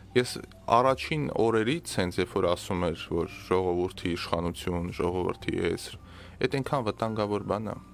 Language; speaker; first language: Armenian; native; Armenian